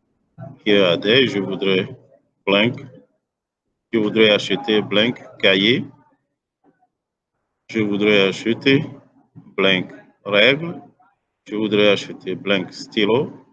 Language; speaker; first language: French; non-native, fluent; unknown